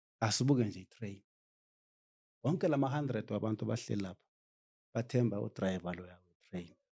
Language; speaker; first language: Zulu; non-native, local second language; South Ndebele